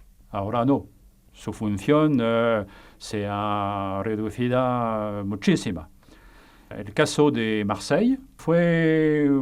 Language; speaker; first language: Spanish; non-native, fluent; French